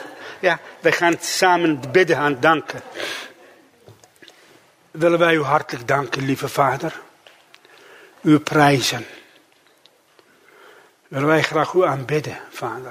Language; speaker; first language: Dutch; non-native, fluent; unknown